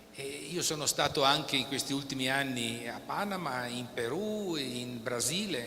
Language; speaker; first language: Italian; native; Italian